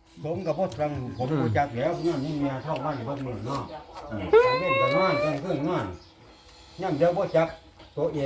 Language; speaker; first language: Thai; non-native, local second language; Northeastern Thai